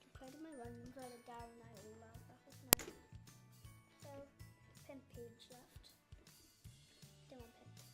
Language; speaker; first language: Welsh; non-native, local second language; English